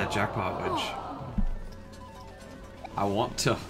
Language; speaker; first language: English; native; English